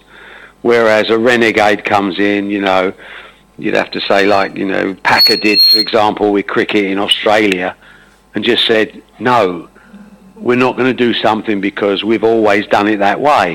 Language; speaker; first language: English; native; English